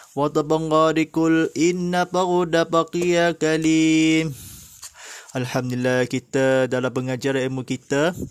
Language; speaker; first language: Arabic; non-native, fluent; Malay